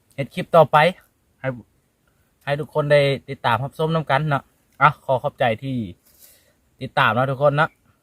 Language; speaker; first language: Thai; native; Thai